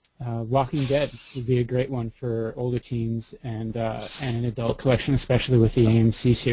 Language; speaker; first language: English; native; English